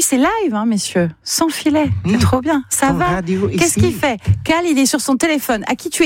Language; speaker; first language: French; native; French